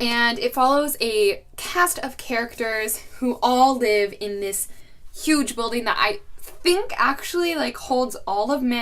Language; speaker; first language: English; native; English